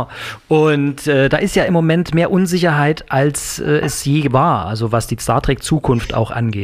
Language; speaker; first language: German; native; German